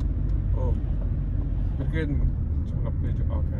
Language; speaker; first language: Italian; early bilingual, other home language; Filipino